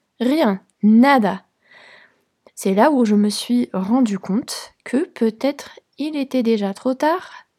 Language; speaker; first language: French; non-native, fluent; Polish